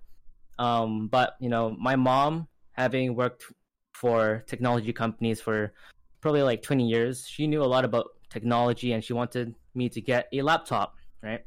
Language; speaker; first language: English; native; English